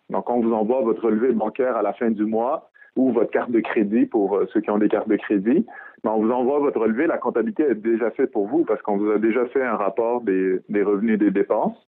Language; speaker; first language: French; early bilingual, other home language; Arabic